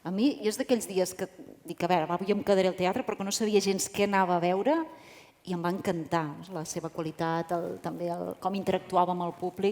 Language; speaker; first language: Catalan; native; Catalan